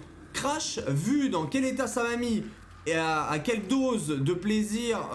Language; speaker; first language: French; native; French